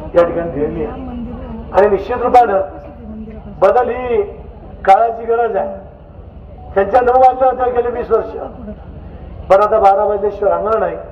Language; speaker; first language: Marathi; native; Marathi